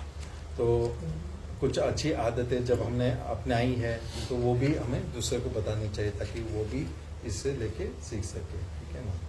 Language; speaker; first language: Hindi; native; Hindi